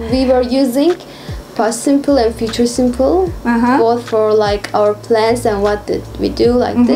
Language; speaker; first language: English; non-native, fluent; Turkish